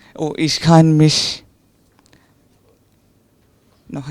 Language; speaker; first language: German; non-native, learner; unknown